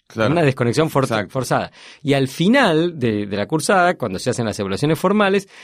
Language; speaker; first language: Spanish; native; Spanish